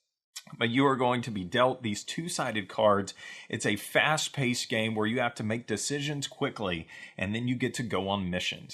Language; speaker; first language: English; native; English